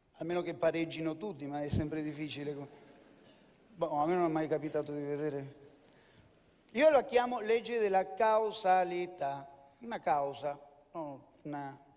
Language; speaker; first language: Italian; native; Italian